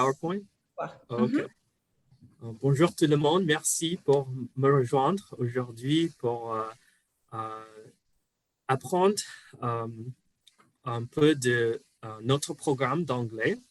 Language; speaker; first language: French; non-native, fluent; English